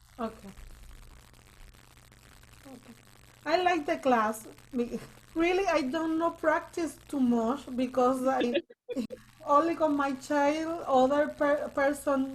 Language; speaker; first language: English; non-native, learner; Spanish